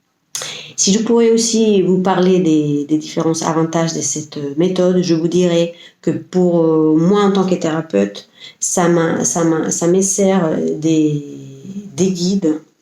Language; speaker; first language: French; non-native, fluent; Spanish